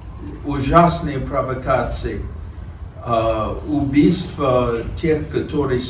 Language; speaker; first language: Russian; non-native, fluent; English